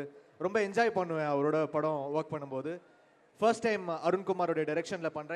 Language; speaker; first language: Tamil; native; Tamil